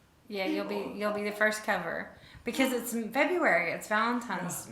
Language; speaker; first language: English; native; English